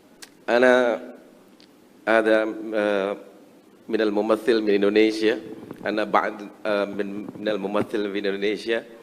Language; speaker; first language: Arabic; non-native, learner; Indonesian